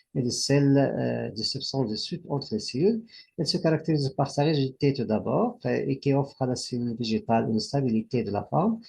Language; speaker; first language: French; non-native, local second language; Arabic